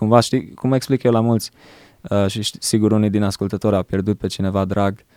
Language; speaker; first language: Romanian; early bilingual, heritage; Romanian